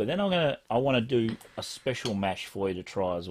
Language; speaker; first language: English; native; English